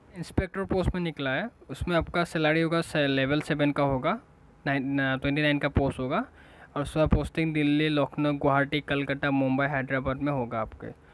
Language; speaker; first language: Hindi; non-native, local second language; Assamese